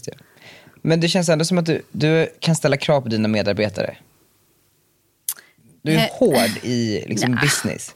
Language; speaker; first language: Swedish; native; Swedish